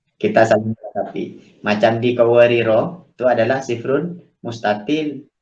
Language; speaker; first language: Malay; native; Malay